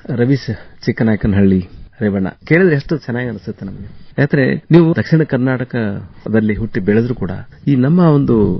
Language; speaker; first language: Kannada; native; Kannada